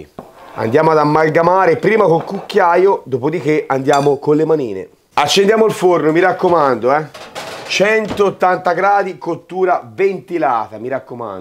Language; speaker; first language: Italian; native; Italian